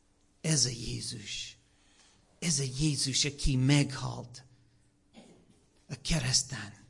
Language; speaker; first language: Hungarian; non-native, learner; English